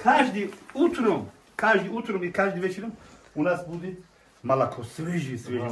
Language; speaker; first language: Russian; non-native, learner; Tajik